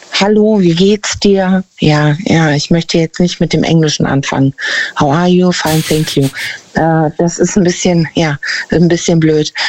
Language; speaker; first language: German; native; German